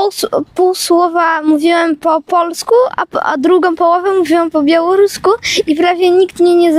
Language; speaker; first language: Polish; early bilingual, other home language; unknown